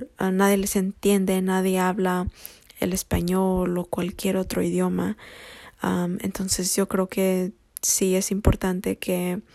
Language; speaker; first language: Spanish; early bilingual, heritage; Spanish